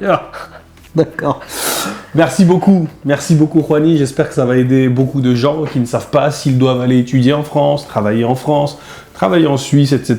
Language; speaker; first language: French; non-native, fluent; Spanish